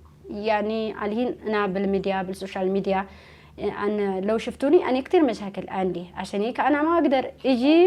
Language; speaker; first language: Arabic; non-native, learner; Amharic